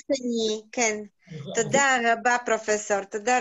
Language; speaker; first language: Hebrew; non-native, learner; Polish